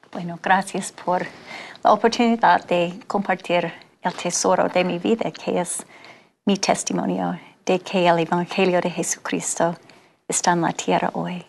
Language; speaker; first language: Spanish; non-native, fluent; English